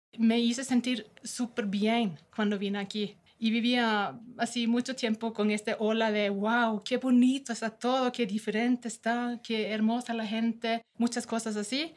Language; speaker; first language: Spanish; non-native, fluent; Norwegian